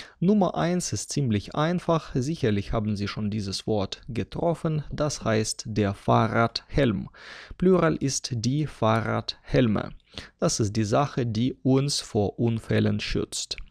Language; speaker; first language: German; non-native, fluent; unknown